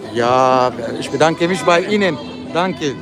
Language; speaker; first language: German; non-native, learner; Kurdish